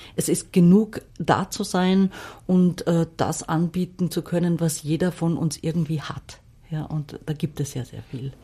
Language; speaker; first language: German; non-native, fluent; Arabic